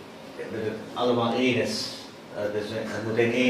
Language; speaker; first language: Dutch; native; Dutch